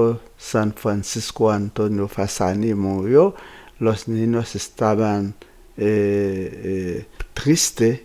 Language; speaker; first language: Spanish; non-native, fluent; Haitian Creole